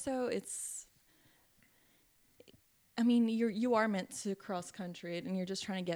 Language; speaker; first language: English; native; English